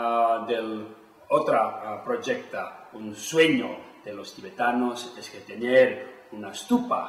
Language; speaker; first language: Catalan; non-native, learner; Tibetan